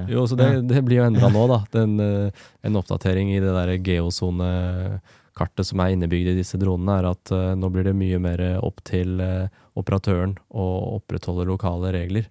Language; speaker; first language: Norwegian; native; Norwegian